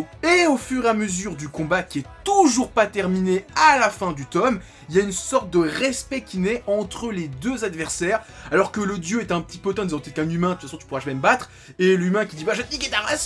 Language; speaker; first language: French; native; French